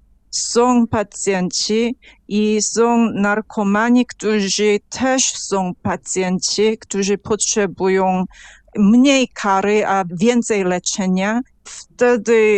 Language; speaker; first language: Polish; non-native, fluent; Korean